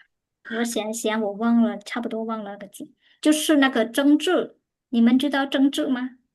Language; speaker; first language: Chinese; non-native, fluent; Khmer